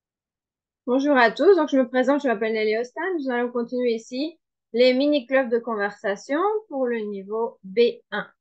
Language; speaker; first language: French; non-native, fluent; Spanish